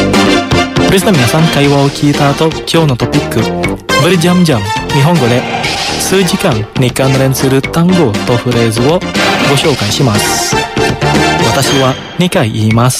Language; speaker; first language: Japanese; non-native, fluent; Indonesian